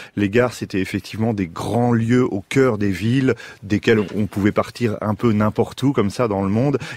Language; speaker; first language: French; native; French